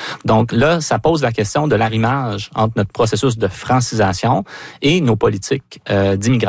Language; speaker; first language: French; native; French